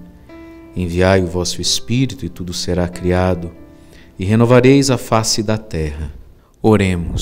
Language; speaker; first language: Portuguese; native; Portuguese